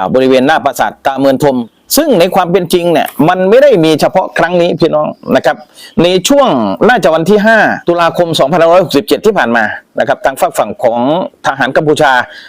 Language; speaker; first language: Thai; native; Thai